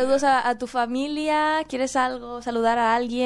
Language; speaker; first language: Spanish; native; Spanish